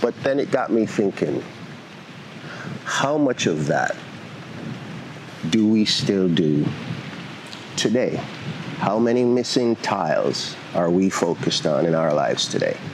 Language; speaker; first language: English; native; English